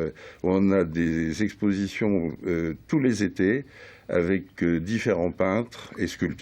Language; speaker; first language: French; native; French